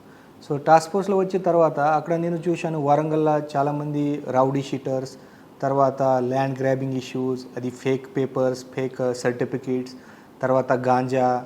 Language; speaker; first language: Telugu; non-native, fluent; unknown